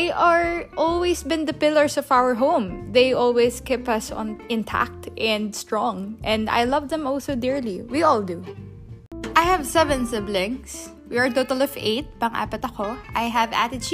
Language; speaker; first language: English; non-native, local second language; Bikol